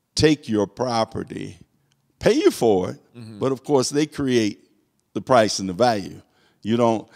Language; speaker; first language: English; native; English